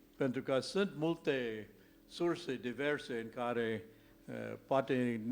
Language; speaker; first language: Romanian; non-native, learner; English